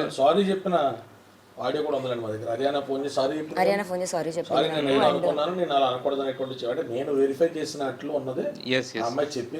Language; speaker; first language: Telugu; native; Telugu